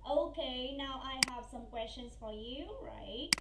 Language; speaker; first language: English; non-native, fluent; Vietnamese